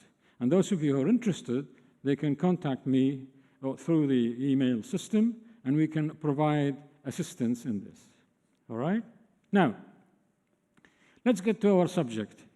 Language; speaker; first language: English; non-native, fluent; Arabic